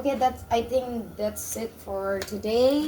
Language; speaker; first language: English; non-native, learner; Indonesian